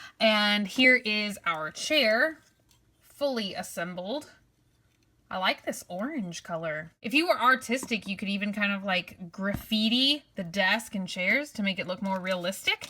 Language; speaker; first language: English; native; English